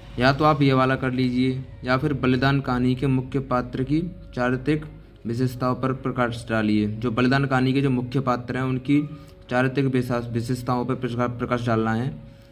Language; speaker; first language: Hindi; native; Hindi